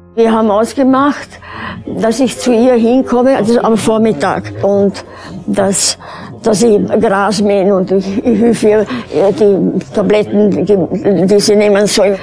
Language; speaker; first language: German; early bilingual, other home language; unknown